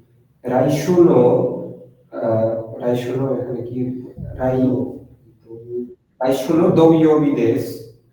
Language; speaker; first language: Japanese; non-native, learner; Bangla